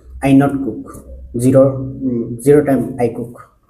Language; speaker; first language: English; non-native, learner; Bangla